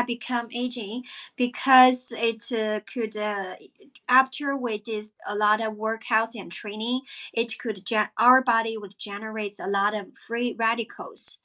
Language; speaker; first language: English; non-native, fluent; Chinese